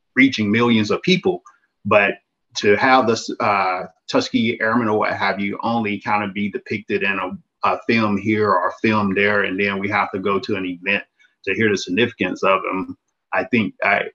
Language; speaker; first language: English; native; English